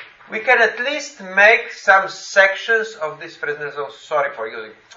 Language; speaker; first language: English; non-native, fluent; Slovenian